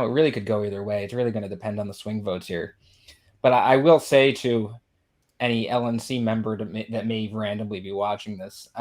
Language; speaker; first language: English; native; English